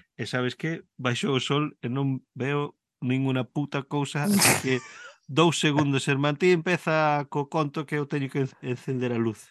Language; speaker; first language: Galician; early bilingual, heritage; Galician